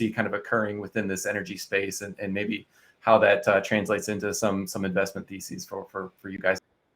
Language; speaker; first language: English; native; English